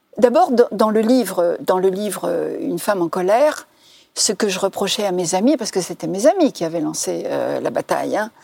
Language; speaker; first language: French; non-native, local second language; Arabic